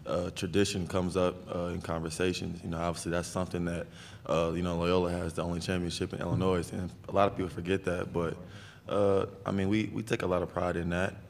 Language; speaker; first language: English; native; English